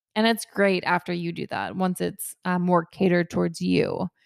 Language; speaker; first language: English; native; English